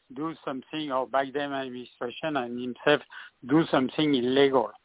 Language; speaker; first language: English; non-native, fluent; French